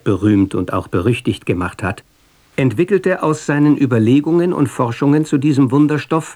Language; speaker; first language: German; native; German